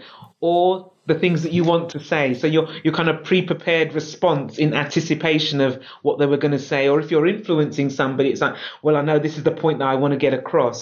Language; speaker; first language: English; native; English